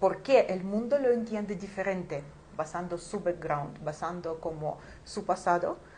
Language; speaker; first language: Spanish; non-native, fluent; Ukrainian